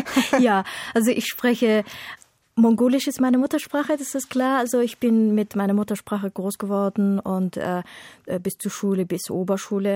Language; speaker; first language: German; non-native, fluent; Mongolian